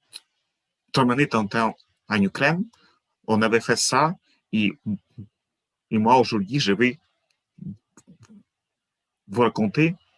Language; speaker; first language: French; non-native, fluent; Ukrainian